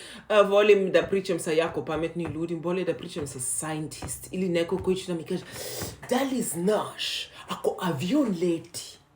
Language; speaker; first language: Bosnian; non-native, learner; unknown